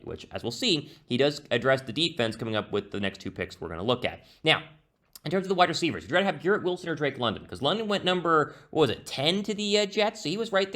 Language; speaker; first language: English; native; English